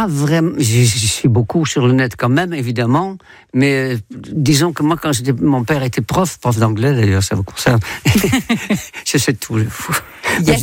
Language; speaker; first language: French; non-native, fluent; Dutch